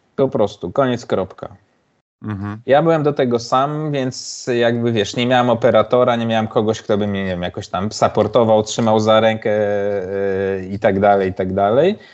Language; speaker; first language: Polish; native; Polish